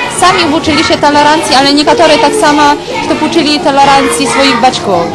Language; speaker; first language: Polish; non-native, local second language; Ukrainian